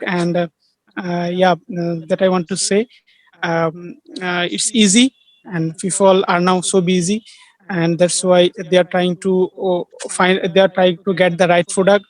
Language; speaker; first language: English; non-native, learner; Bangla